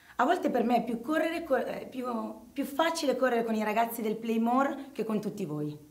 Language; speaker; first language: Italian; early bilingual, other home language; Arabic